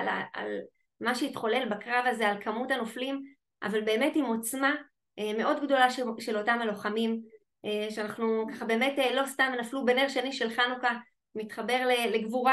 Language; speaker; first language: Hebrew; native; Hebrew